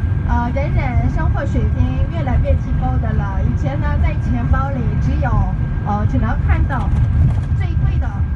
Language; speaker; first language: Chinese; non-native, fluent; Korean